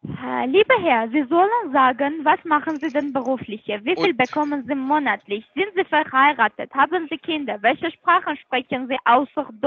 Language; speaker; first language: German; non-native, learner; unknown